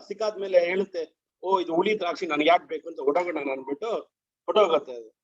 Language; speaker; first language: Kannada; native; Kannada